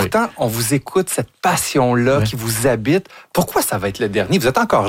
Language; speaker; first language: French; native; French